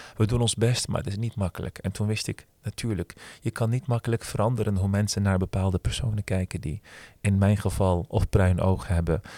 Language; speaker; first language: Dutch; early bilingual, other home language; Turkish